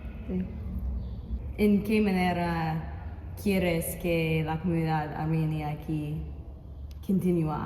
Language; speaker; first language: Spanish; non-native, learner; English